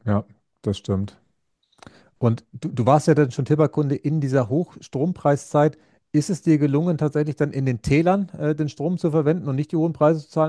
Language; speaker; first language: German; native; German